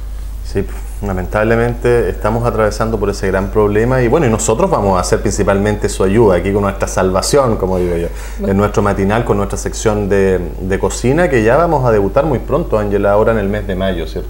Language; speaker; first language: Spanish; native; Spanish